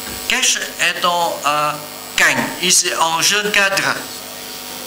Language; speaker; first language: French; non-native, learner; Vietnamese